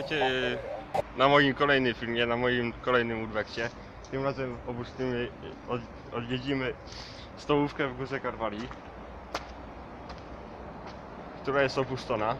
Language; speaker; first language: Polish; native; Polish